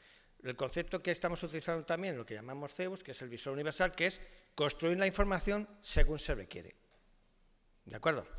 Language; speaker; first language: Spanish; native; Spanish